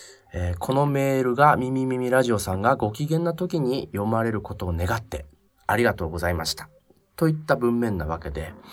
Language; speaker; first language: Japanese; native; Japanese